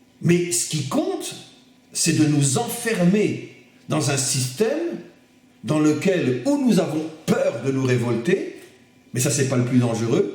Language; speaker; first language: French; native; French